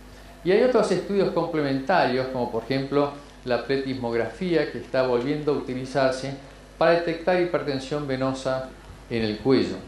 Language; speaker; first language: Spanish; native; Spanish